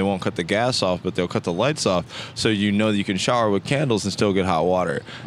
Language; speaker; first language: English; native; English